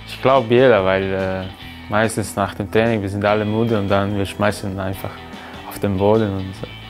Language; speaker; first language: German; non-native, fluent; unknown